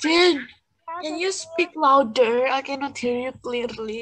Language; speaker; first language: English; non-native, learner; Indonesian